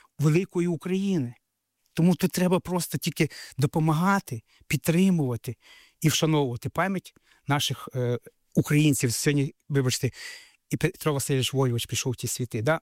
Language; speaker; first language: Ukrainian; native; Ukrainian